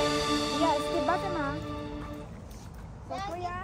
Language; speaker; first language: German; non-native, learner; Filipino